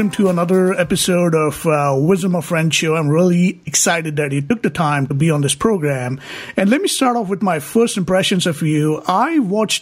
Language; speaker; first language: English; non-native, local second language; Hindi